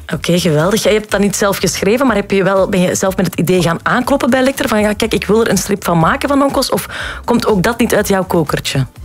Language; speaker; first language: Dutch; native; Dutch